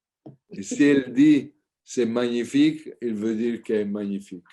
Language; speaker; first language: French; non-native, learner; Italian